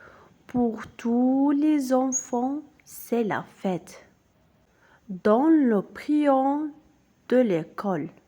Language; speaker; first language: French; non-native, local second language; Arabic